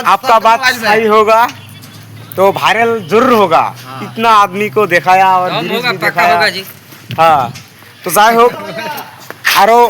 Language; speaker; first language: Hindi; non-native, learner; Bangla